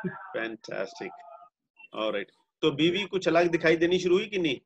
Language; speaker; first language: Hindi; native; Hindi